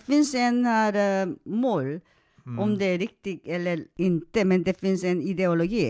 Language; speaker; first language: Swedish; non-native, fluent; Korean